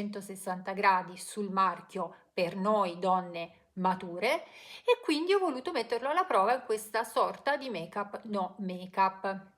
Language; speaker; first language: Italian; native; Italian